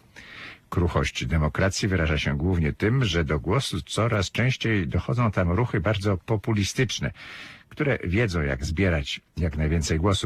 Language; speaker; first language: Polish; native; Polish